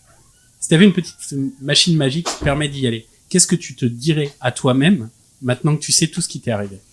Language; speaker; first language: French; native; French